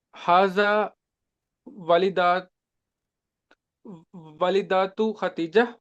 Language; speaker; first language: Arabic; non-native, learner; Urdu